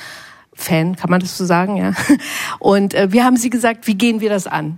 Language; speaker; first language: German; native; German